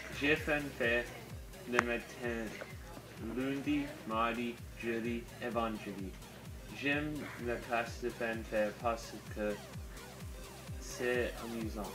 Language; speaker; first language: French; non-native, learner; English